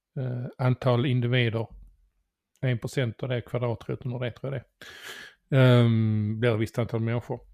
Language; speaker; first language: Swedish; native; Swedish